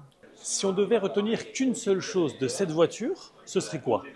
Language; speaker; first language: French; native; French